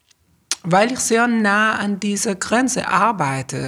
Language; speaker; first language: German; non-native, fluent; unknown